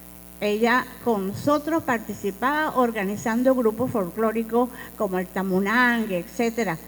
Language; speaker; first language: Spanish; native; Spanish